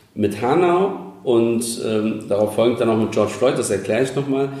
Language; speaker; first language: German; early bilingual, other home language; Turkish